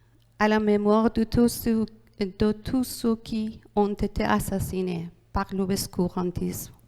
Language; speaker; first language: French; non-native, learner; Persian